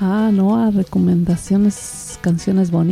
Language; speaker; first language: Spanish; native; Spanish